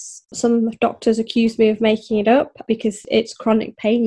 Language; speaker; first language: English; native; English